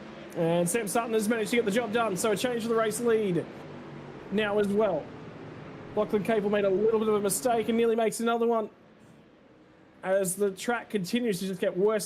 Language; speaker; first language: English; native; English